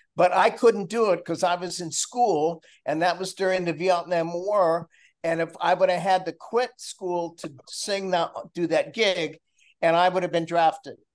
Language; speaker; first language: English; native; English